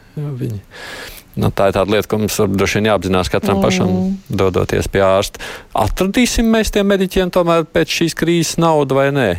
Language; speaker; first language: Latvian; native; Latvian